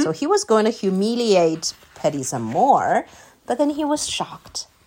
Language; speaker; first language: English; non-native, fluent; Chinese